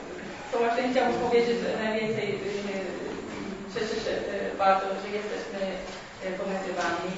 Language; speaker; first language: Polish; non-native, learner; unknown